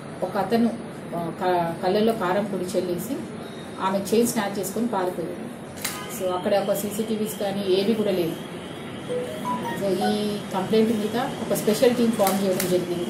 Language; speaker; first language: Telugu; native; Telugu